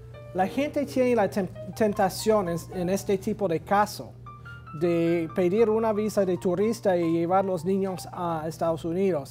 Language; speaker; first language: Spanish; non-native, fluent; English